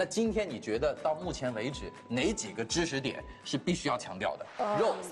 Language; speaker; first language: Chinese; native; Chinese